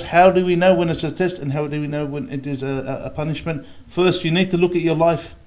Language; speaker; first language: English; native; English